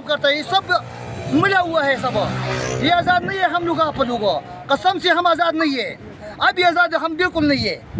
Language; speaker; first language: Hindi; non-native, local second language; Pashto